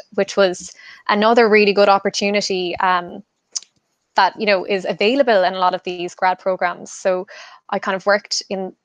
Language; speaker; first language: English; native; English